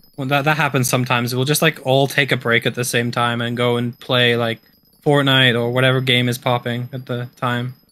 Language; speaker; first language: English; native; English